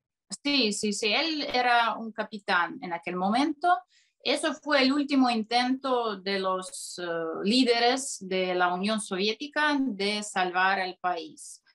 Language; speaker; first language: Spanish; non-native, fluent; Russian